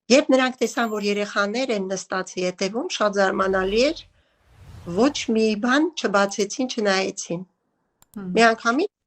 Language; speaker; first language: Armenian; native; Armenian